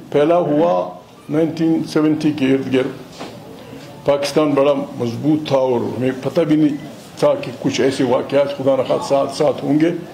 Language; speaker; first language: Urdu; non-native, local second language; Pashto